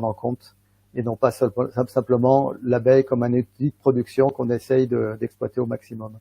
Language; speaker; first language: French; native; French